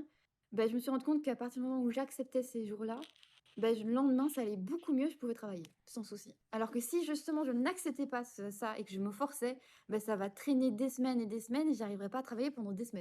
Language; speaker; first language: French; native; French